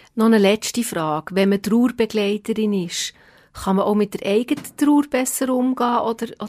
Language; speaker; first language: German; native; German